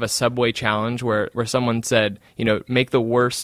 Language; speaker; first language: English; native; English